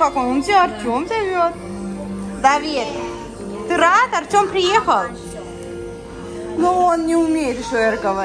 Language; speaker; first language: Russian; native; Russian